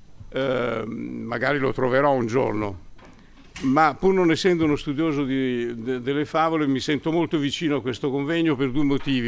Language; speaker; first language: Italian; native; Italian